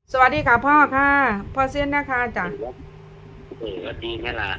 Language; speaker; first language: Thai; non-native, local second language; Lao